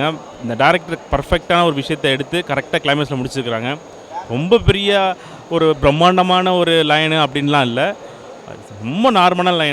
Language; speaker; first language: Tamil; native; Tamil